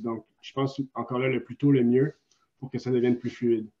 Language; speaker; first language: French; native; French